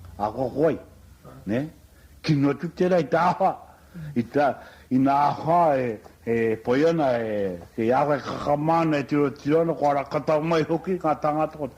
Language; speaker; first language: Māori; native; Māori